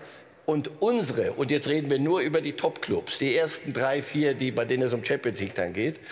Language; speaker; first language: German; native; German